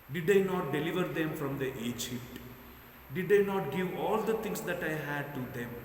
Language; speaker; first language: English; non-native, local second language; Telugu